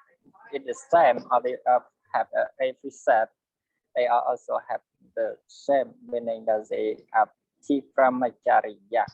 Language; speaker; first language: English; non-native, learner; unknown